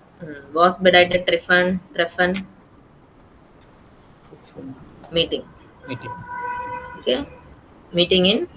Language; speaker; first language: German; non-native, fluent; Tamil